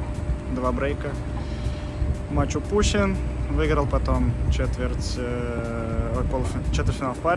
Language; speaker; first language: Russian; native; Russian